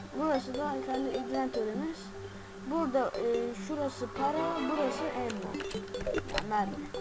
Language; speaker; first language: Turkish; native; Turkish